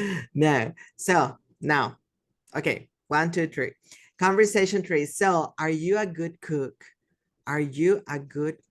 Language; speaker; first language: English; non-native, fluent; Spanish